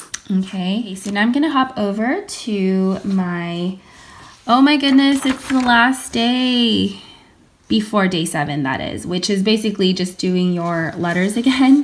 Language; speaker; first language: English; native; English